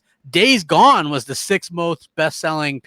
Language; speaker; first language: English; native; English